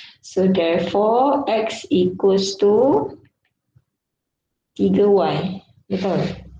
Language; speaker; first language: English; non-native, local second language; Malay